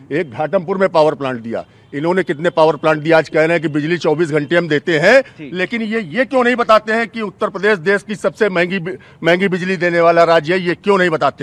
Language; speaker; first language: Hindi; native; Hindi